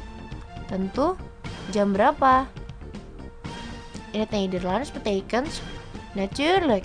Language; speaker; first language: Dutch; non-native, learner; Indonesian